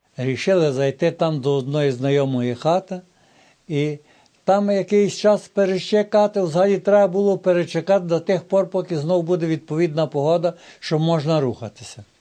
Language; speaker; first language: Ukrainian; native; Ukrainian